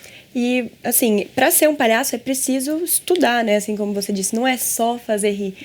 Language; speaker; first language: Portuguese; native; Portuguese